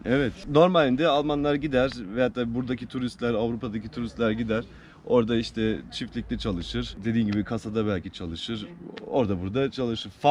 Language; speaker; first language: Turkish; early bilingual, heritage; Turkish